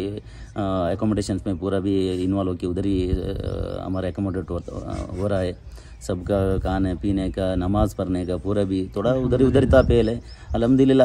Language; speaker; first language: Hindi; non-native, local second language; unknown